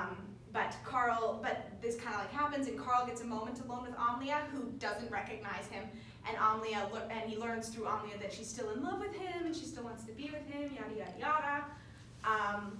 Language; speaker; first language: English; native; English